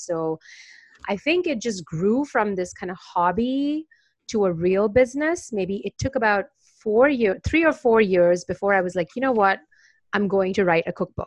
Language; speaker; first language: English; non-native, local second language; Hindi